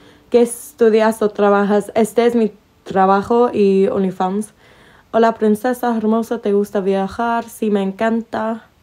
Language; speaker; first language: Spanish; non-native, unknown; English